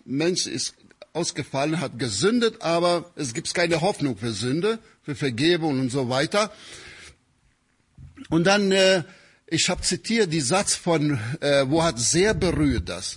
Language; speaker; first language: German; non-native, fluent; Albanian